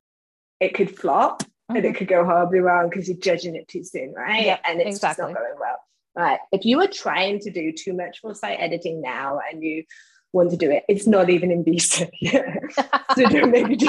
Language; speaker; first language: English; native; English